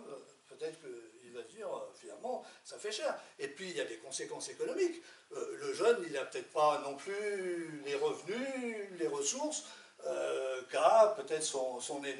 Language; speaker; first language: French; native; French